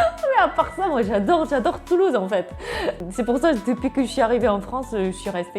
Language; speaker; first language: French; non-native, fluent; Korean